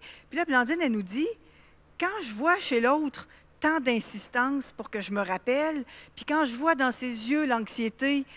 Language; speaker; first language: French; native; French